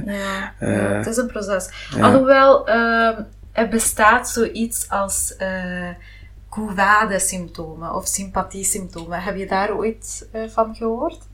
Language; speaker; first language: Dutch; non-native, local second language; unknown